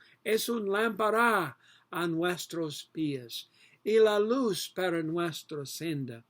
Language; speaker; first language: Spanish; non-native, learner; English